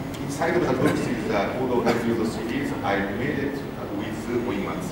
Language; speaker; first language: English; non-native, learner; Japanese